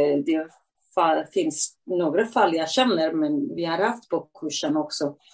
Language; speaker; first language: Swedish; non-native, fluent; Central Kurdish